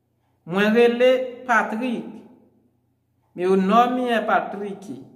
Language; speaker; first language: Portuguese; non-native, fluent; Haitian Creole